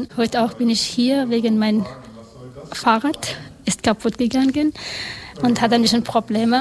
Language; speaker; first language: German; non-native, learner; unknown